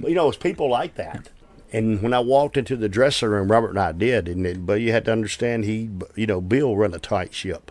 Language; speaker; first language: English; native; English